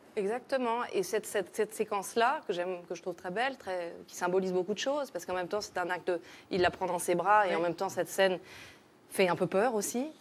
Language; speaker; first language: French; native; French